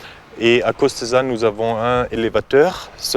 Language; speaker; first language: French; non-native, learner; German